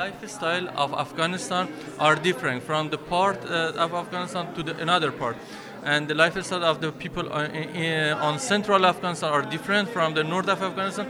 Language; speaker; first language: English; non-native, fluent; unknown